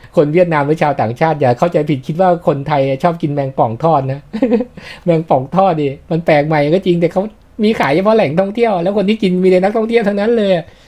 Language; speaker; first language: Thai; native; Thai